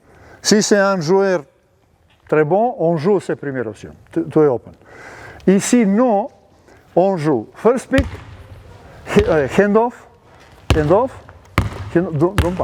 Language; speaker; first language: French; non-native, learner; Serbian